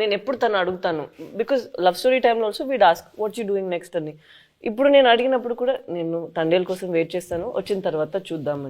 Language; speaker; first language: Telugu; non-native, fluent; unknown